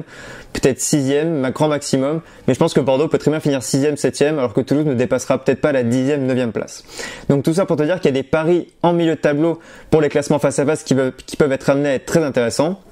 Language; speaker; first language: French; native; French